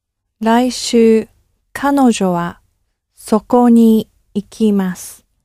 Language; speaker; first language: Japanese; non-native, learner; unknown